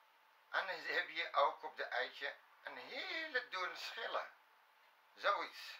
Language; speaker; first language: Dutch; non-native, fluent; Arabic